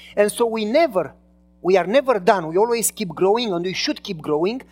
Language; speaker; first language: English; non-native, fluent; Romanian